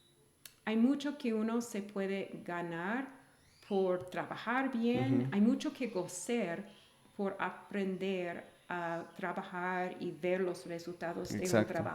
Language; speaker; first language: Spanish; non-native, fluent; English